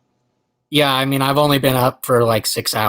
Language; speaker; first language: English; native; English